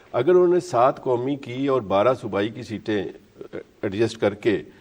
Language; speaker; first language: Urdu; non-native, local second language; Punjabi